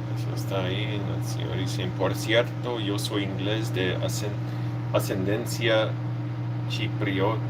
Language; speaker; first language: Spanish; non-native, learner; English